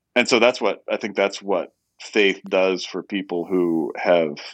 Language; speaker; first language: English; native; English